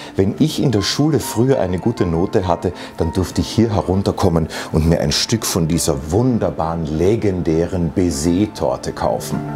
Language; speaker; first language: German; native; German